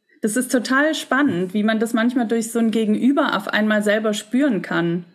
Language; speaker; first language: German; native; German